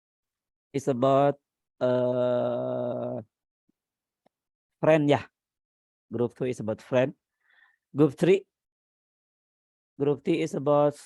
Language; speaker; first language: English; non-native, learner; Indonesian